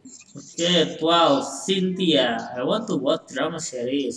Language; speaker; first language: English; non-native, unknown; Indonesian